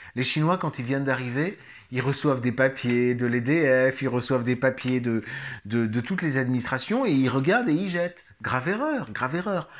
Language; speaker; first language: French; native; French